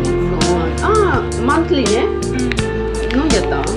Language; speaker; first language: Japanese; non-native, learner; Filipino